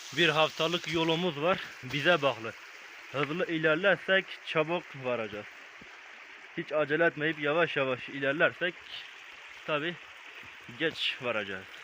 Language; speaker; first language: Turkish; non-native, local second language; Kurdish